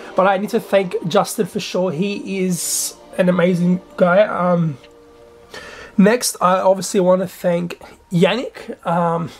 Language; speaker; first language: English; native; English